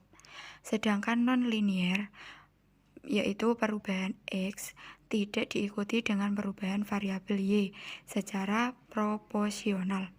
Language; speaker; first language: Indonesian; native; Indonesian